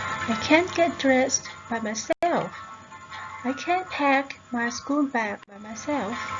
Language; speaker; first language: English; non-native, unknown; Thai